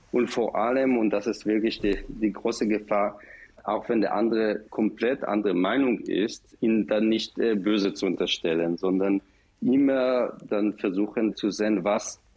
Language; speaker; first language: German; non-native, fluent; Hebrew